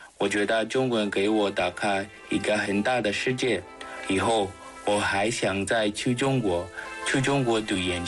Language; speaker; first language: Chinese; non-native, fluent; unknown